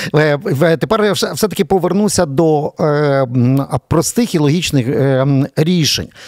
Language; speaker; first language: Ukrainian; native; Ukrainian